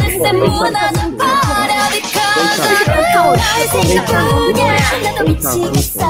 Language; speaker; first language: Chinese; non-native, learner; Russian